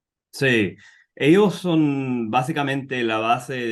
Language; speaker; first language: Spanish; non-native, fluent; English